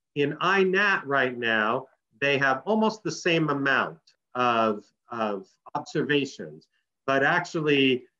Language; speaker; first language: English; native; English